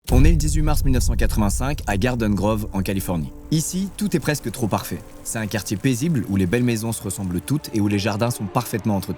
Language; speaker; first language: French; native; French